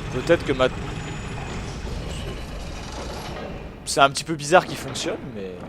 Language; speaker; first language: French; native; French